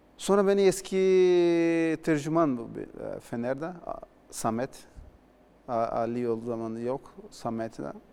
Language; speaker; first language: Turkish; non-native, learner; Portuguese